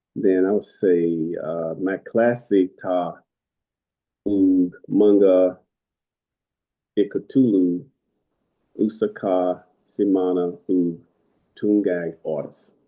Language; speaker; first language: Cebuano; non-native, learner; English